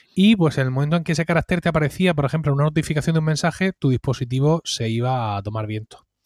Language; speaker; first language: Spanish; native; Spanish